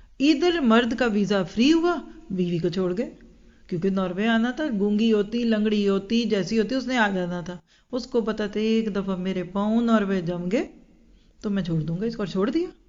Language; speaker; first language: Urdu; native; Urdu